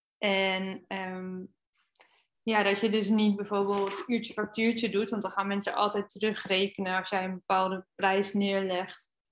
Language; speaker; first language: Dutch; native; Dutch